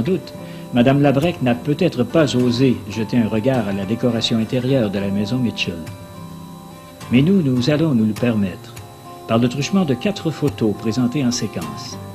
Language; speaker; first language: French; native; French